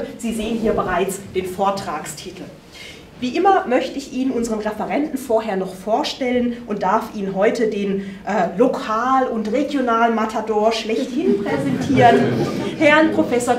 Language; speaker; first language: German; native; German